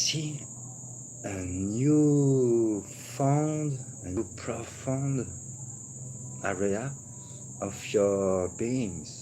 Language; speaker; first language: English; non-native, learner; French